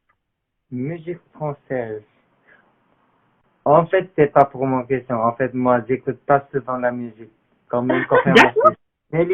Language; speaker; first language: French; non-native, learner; Korean